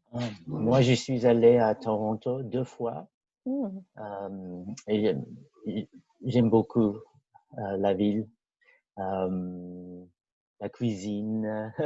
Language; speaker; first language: French; non-native, fluent; English